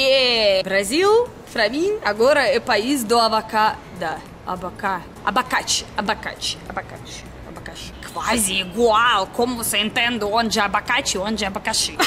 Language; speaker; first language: Portuguese; non-native, learner; Russian